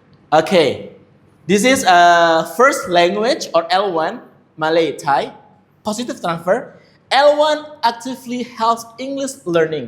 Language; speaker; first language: English; non-native, fluent; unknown